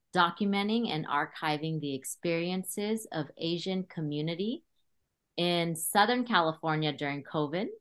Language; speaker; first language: English; early bilingual, other home language; Khmer